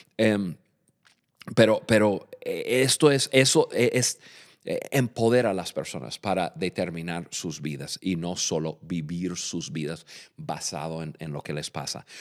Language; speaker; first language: Spanish; non-native, fluent; English